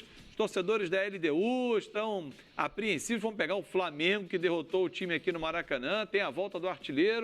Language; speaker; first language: Portuguese; native; Portuguese